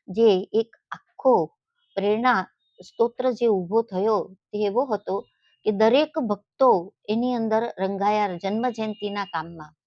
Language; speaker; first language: Gujarati; native; Gujarati